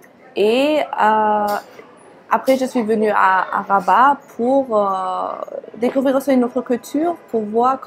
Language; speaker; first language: French; non-native, fluent; German